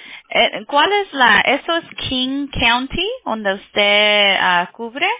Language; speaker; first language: Spanish; early bilingual, heritage; Spanish